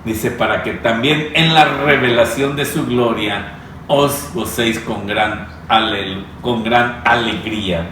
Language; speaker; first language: Spanish; native; Spanish